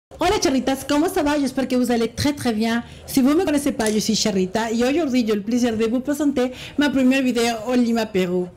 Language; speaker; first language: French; non-native, fluent; Spanish